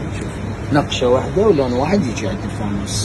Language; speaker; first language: Arabic; native; Arabic